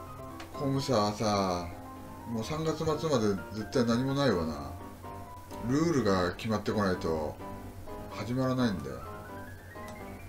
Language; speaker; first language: Japanese; native; Japanese